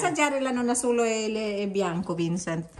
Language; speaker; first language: Italian; non-native, learner; Filipino